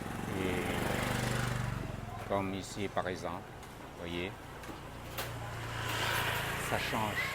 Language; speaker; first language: French; non-native, fluent; Vietnamese